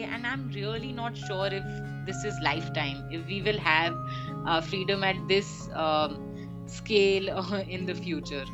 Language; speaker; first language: English; non-native, local second language; Hindi